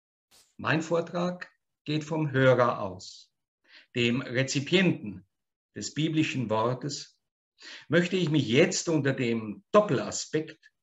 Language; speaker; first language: German; native; German